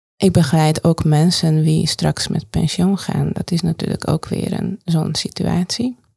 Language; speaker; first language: Dutch; non-native, fluent; Hungarian